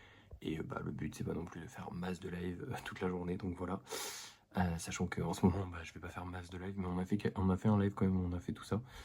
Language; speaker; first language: French; native; French